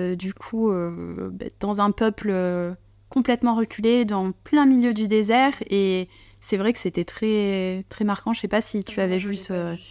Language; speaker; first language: French; native; French